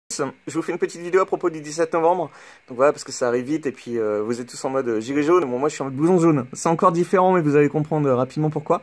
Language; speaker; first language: French; native; French